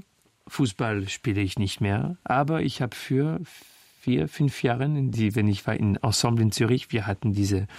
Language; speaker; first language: German; non-native, fluent; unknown